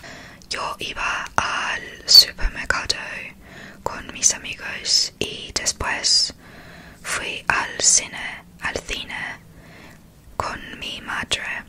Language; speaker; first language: Spanish; non-native, learner; English